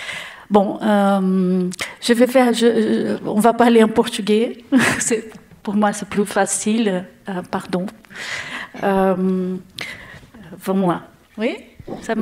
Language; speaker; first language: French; non-native, learner; Portuguese